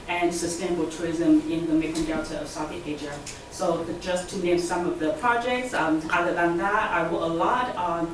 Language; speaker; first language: English; non-native, fluent; Vietnamese